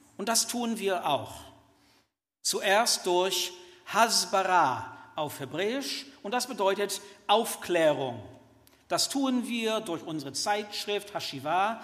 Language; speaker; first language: German; non-native, fluent; English